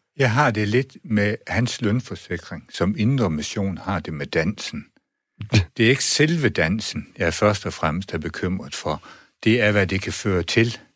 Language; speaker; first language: Danish; native; Danish